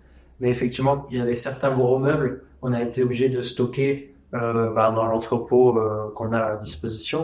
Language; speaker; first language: French; native; French